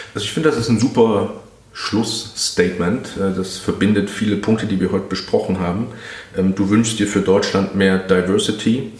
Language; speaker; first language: German; native; German